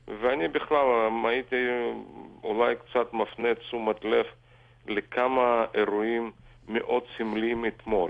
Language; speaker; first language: Hebrew; non-native, fluent; Russian